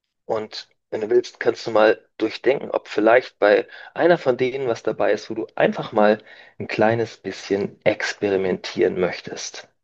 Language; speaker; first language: German; native; German